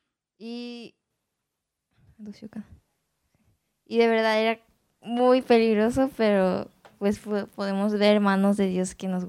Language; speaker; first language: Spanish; non-native, learner; Japanese